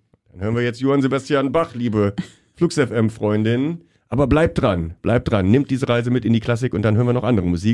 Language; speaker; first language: German; native; German